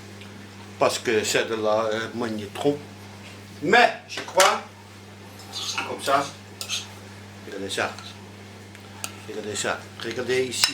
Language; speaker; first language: French; non-native, learner; Dutch